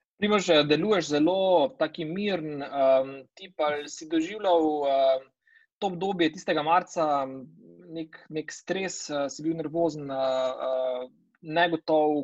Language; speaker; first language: Slovenian; native; Slovenian